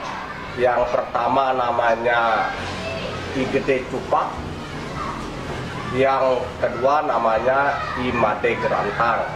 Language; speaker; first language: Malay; non-native, local second language; Balinese